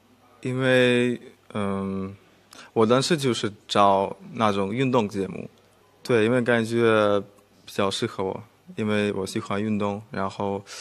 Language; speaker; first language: Chinese; non-native, fluent; Russian